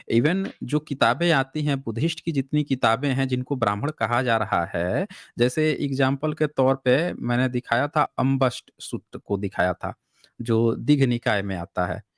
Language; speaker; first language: Hindi; native; Hindi